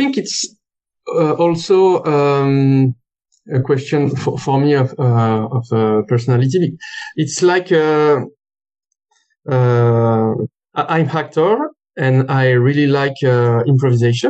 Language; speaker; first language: English; non-native, learner; French